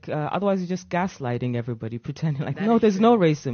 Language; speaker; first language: English; native; English